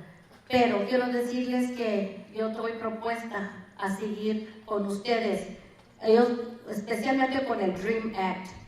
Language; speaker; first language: Spanish; early bilingual, heritage; Spanish